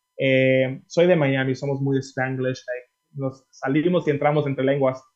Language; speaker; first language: Spanish; early bilingual, heritage; Spanish